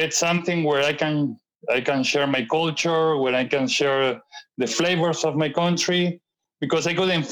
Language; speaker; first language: English; non-native, fluent; Spanish